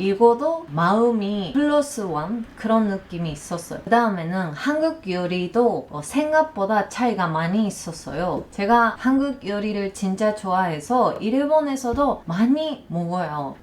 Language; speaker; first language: Korean; non-native, learner; Japanese